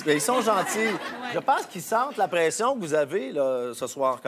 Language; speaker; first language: French; native; French